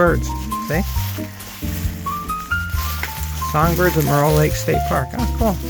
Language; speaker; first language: English; native; English